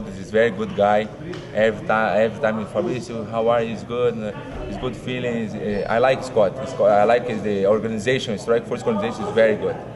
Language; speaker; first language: English; non-native, learner; Portuguese